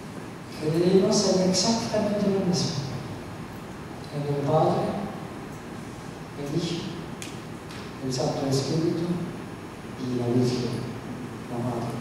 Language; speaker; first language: Spanish; non-native, fluent; Norwegian